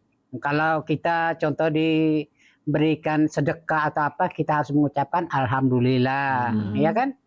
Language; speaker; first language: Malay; non-native, fluent; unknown